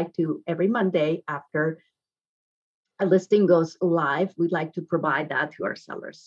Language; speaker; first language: English; non-native, fluent; Spanish